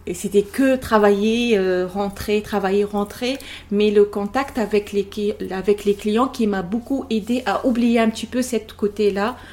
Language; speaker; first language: French; non-native, local second language; Arabic